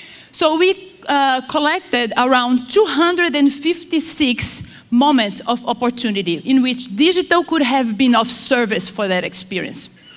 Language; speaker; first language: English; non-native, fluent; Portuguese